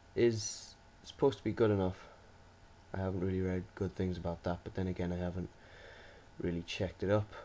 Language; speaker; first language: English; native; English